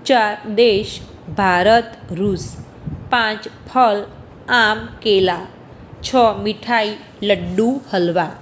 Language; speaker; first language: Hindi; non-native, local second language; Gujarati